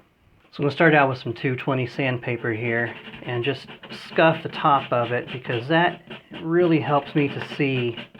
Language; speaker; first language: English; native; English